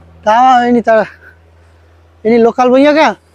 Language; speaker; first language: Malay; non-native, learner; Bangla